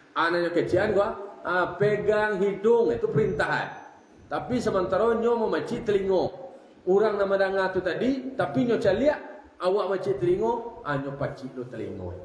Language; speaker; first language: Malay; non-native, local second language; Minangkabau